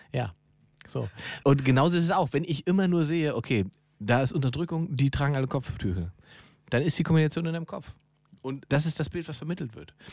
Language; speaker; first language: German; native; German